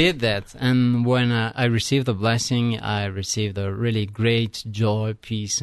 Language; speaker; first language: English; non-native, fluent; French